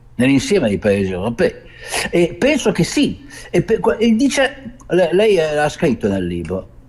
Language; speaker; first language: Italian; native; Italian